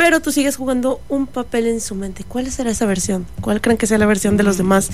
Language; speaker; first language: Spanish; native; Spanish